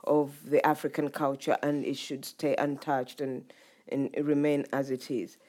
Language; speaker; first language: English; non-native, local second language; Ganda